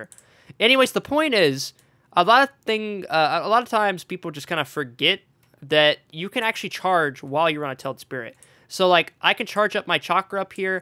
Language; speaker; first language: English; native; English